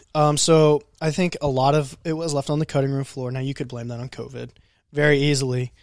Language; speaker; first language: English; native; English